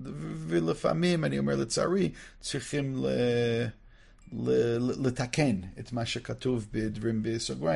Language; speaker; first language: Hebrew; non-native, fluent; English